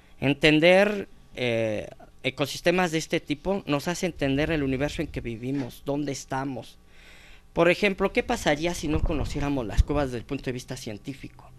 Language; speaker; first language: Spanish; native; Spanish